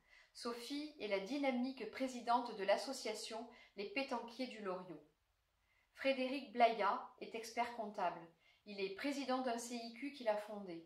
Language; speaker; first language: French; native; French